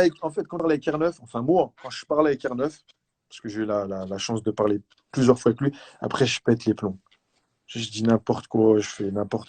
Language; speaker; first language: French; native; French